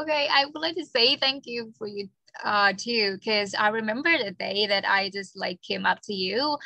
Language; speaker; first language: English; non-native, fluent; Thai